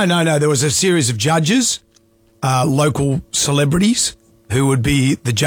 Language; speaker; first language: English; native; English